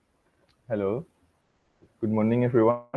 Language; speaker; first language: English; non-native, fluent; Indonesian